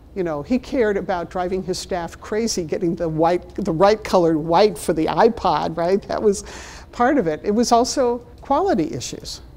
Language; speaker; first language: English; native; English